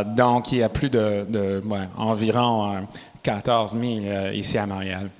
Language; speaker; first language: French; non-native, local second language; English